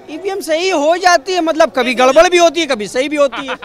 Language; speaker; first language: Hindi; non-native, local second language; Bangla